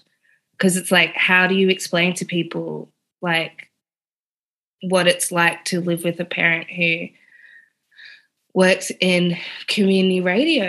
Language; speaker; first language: English; native; English